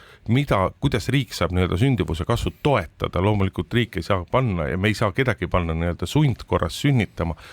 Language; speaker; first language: Estonian; native; Estonian